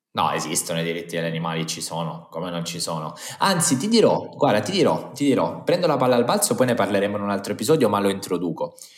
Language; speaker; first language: Italian; native; Italian